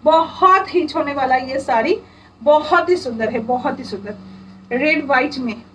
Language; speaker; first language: Hindi; non-native, local second language; Bangla